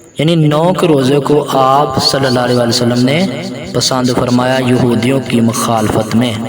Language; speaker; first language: Urdu; non-native, local second language; Punjabi